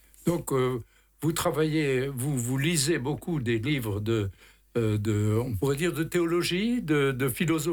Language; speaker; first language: French; native; French